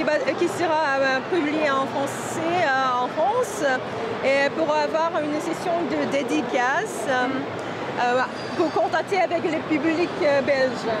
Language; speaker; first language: French; non-native, fluent; Korean